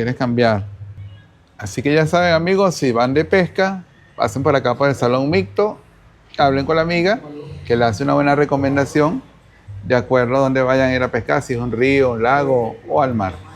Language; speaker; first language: Spanish; native; Spanish